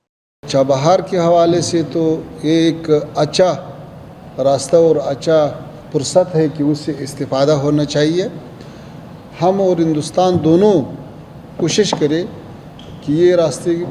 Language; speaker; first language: Hindi; non-native, fluent; Pashto